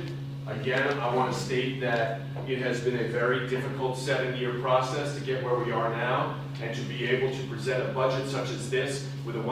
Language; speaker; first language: English; native; English